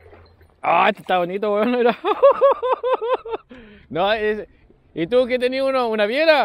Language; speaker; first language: Spanish; native; Spanish